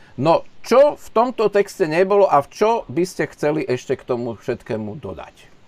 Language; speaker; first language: Slovak; native; Slovak